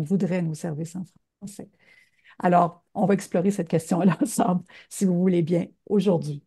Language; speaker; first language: French; native; French